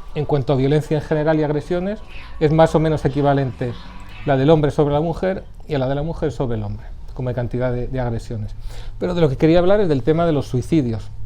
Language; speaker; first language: Spanish; native; Spanish